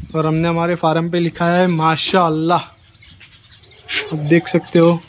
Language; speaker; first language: Hindi; non-native, local second language; Gujarati